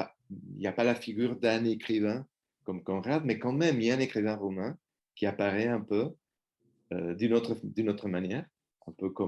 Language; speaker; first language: French; non-native, fluent; Spanish